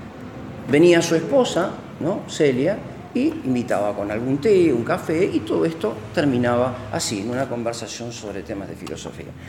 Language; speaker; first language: Spanish; native; Spanish